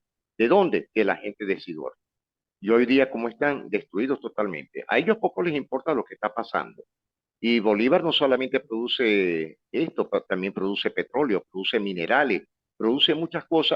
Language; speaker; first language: Spanish; native; Spanish